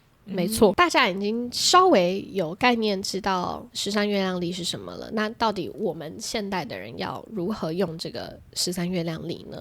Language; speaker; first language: Chinese; native; Chinese